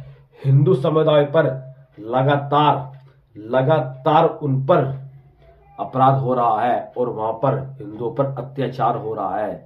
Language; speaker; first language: Hindi; native; Hindi